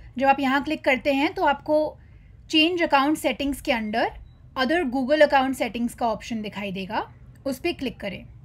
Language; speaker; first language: Hindi; native; Hindi